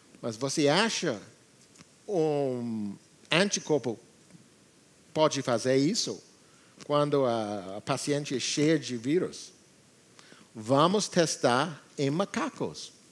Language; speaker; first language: Portuguese; non-native, learner; English